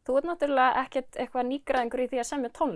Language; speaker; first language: Icelandic; native; Icelandic